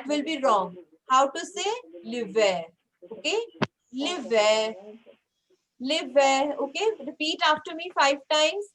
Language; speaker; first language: English; non-native, local second language; Hindi